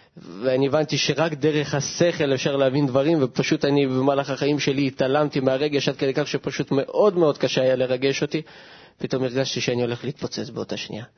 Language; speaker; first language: Hebrew; early bilingual, other home language; Russian